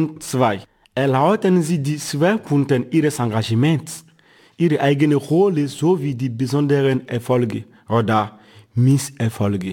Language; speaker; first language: German; non-native, fluent; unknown